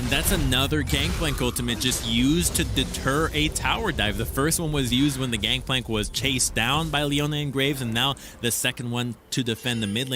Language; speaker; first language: English; native; English